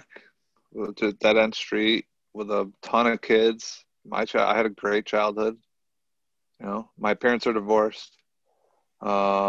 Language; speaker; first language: English; native; English